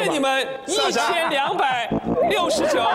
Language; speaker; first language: Chinese; native; Chinese